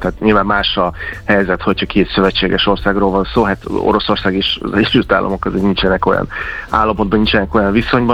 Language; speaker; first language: Hungarian; native; Hungarian